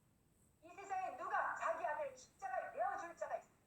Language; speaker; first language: Korean; native; Korean